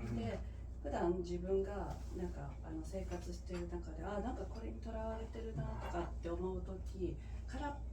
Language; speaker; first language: Japanese; native; Japanese